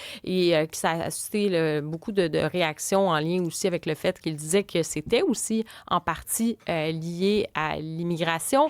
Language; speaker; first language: French; native; French